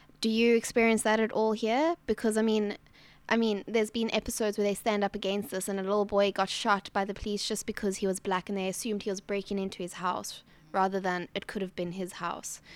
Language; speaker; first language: English; native; English